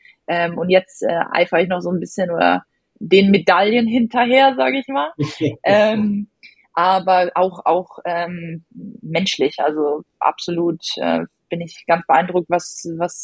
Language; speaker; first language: German; native; German